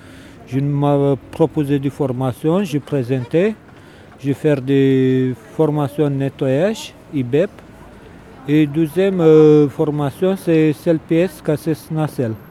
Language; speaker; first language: French; non-native, learner; Romanian